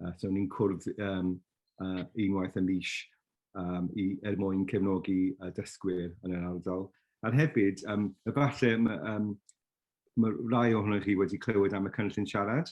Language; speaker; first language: Welsh; non-native, local second language; English